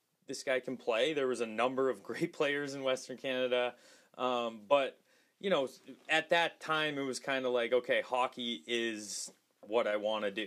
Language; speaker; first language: English; native; English